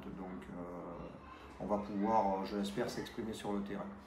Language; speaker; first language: French; native; French